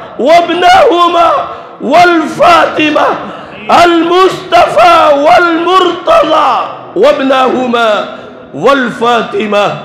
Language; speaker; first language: Arabic; non-native, fluent; Urdu